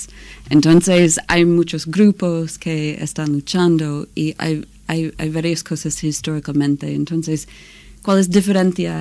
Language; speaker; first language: Spanish; non-native, learner; English